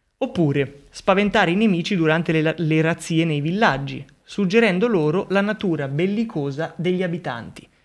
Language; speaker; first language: Italian; native; Italian